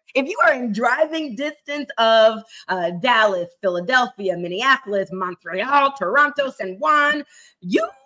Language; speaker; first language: English; native; English